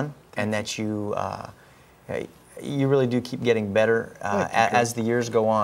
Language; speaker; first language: English; native; English